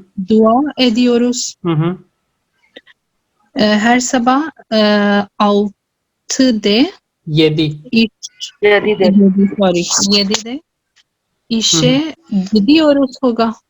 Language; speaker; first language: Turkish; non-native, learner; Urdu